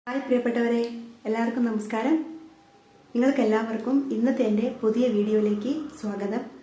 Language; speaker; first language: Malayalam; native; Malayalam